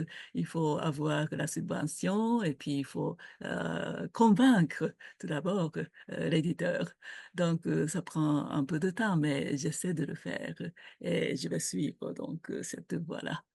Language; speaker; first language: French; non-native, fluent; Japanese